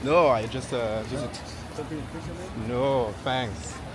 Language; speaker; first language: English; non-native, learner; French